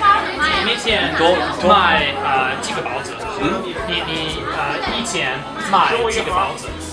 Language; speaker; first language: Chinese; non-native, learner; English